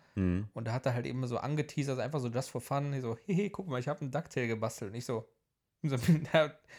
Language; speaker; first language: German; early bilingual, heritage; Polish